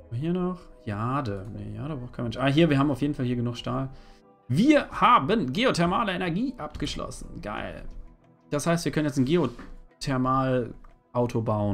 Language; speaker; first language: German; native; German